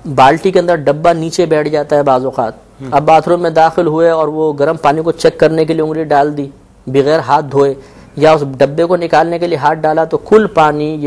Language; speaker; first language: Urdu; native; Urdu